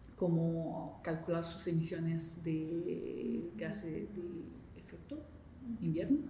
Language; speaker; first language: Spanish; non-native, fluent; English